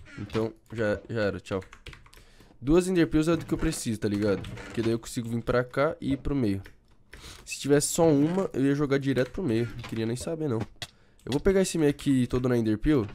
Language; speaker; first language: Portuguese; native; Portuguese